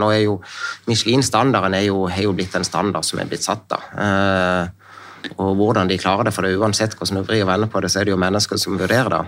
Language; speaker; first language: Norwegian; native; Norwegian